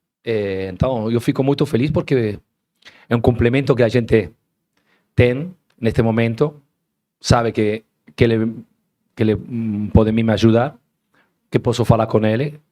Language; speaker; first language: Portuguese; non-native, learner; Spanish